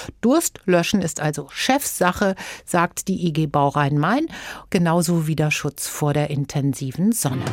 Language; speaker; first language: German; native; German